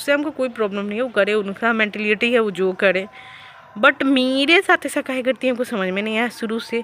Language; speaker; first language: Hindi; native; Hindi